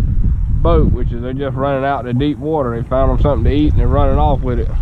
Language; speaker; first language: English; native; English